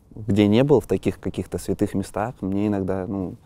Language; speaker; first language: Russian; native; Russian